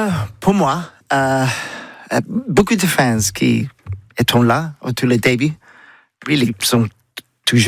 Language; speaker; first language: French; non-native, learner; English